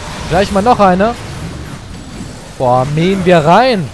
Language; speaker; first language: German; native; German